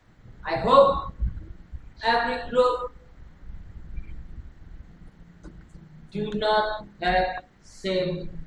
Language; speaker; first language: English; non-native, learner; Indonesian